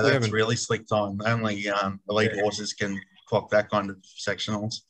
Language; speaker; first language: English; native; English